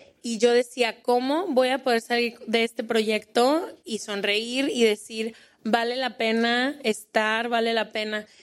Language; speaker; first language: Spanish; native; Spanish